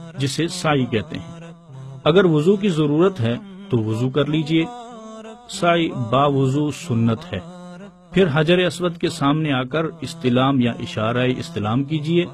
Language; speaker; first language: Urdu; native; Urdu